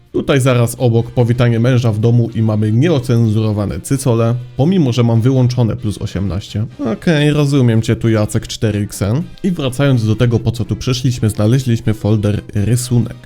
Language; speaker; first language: Polish; native; Polish